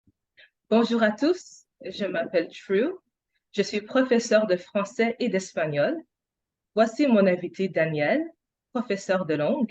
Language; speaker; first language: French; non-native, fluent; English